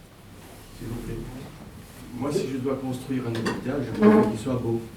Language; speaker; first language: French; native; French